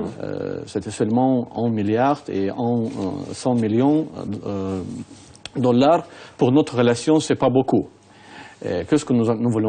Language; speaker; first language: French; non-native, fluent; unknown